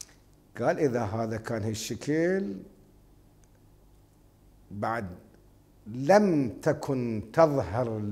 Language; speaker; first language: Arabic; native; Arabic